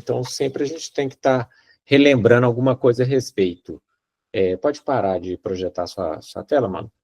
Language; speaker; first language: Portuguese; native; Portuguese